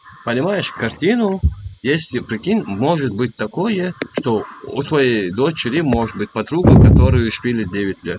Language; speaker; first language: Russian; non-native, local second language; Chechen